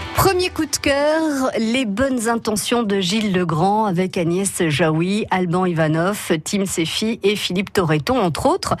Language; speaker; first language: French; native; French